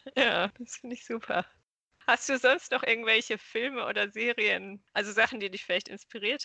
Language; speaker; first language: German; native; German